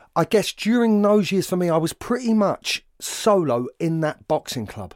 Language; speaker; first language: English; native; English